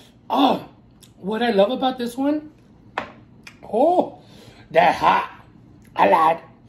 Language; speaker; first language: English; early bilingual, other home language; Spanish